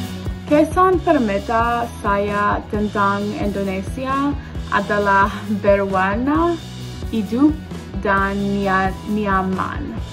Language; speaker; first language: Indonesian; non-native, learner; English